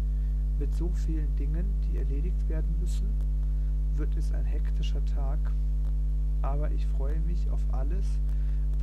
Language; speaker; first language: German; non-native, fluent; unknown